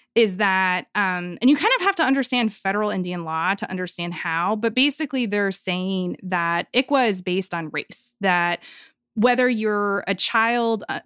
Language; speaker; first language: English; native; English